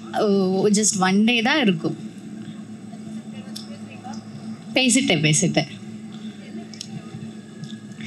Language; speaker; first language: Tamil; non-native, learner; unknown